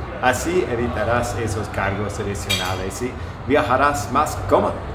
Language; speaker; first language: Spanish; non-native, fluent; English